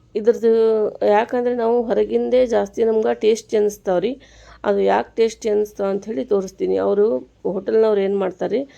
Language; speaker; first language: Kannada; native; Kannada